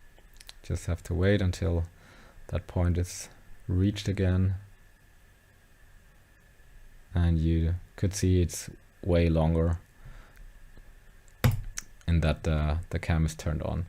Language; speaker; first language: English; non-native, fluent; German